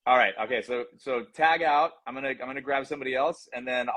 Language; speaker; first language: English; native; English